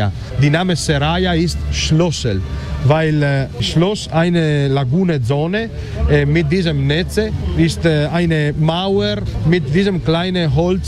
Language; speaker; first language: German; non-native, learner; Italian